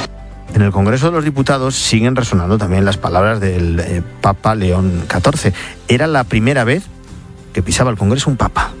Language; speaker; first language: Spanish; native; Spanish